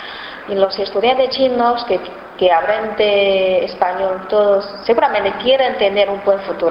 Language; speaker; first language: Spanish; non-native, fluent; Chinese